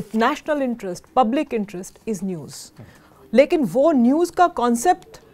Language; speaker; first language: Hindi; native; Hindi